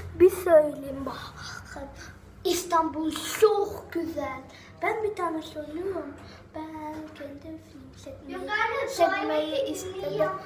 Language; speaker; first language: Turkish; non-native, learner; Dutch